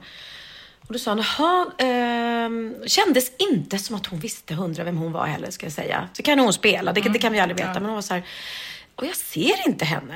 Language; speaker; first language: Swedish; native; Swedish